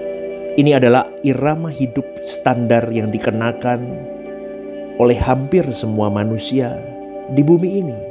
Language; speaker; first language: Indonesian; native; Indonesian